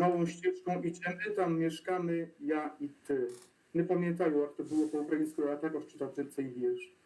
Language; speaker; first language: Polish; non-native, learner; Ukrainian